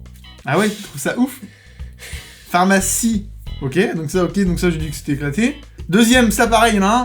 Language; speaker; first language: French; native; French